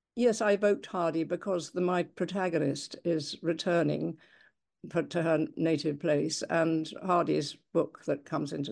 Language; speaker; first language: English; native; English